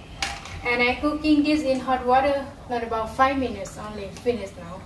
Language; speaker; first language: English; non-native, learner; Lao